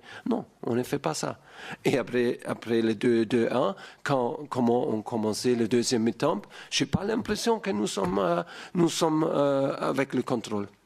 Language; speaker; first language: French; non-native, fluent; German